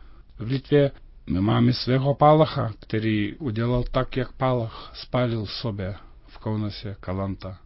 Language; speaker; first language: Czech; non-native, fluent; Lithuanian